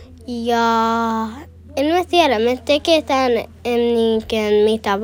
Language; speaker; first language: Finnish; early bilingual, heritage; Finnish